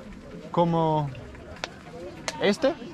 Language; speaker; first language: Spanish; non-native, learner; Danish